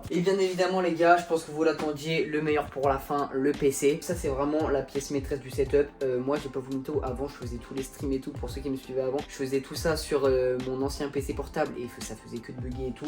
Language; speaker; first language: French; native; French